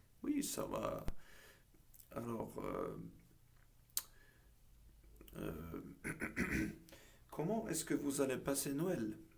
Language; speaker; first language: French; non-native, fluent; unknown